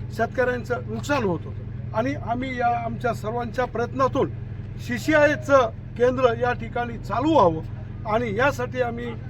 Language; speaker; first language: Marathi; native; Marathi